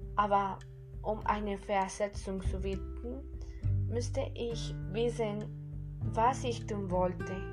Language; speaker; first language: German; non-native, fluent; Spanish